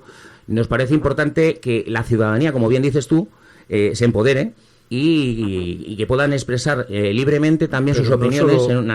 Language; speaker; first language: Spanish; native; Spanish